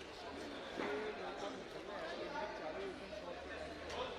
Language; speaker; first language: Hindi; native; Hindi